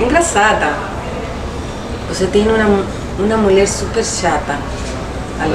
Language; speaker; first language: Portuguese; non-native, local second language; Spanish